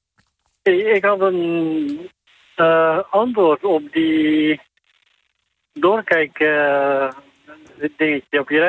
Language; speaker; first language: Dutch; native; Dutch